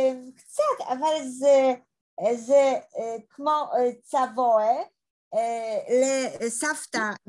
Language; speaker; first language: Hebrew; non-native, learner; German